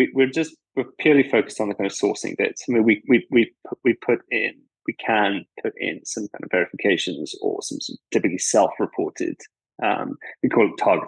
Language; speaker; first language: English; native; English